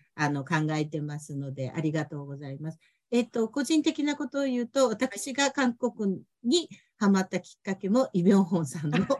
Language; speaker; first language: Japanese; native; Japanese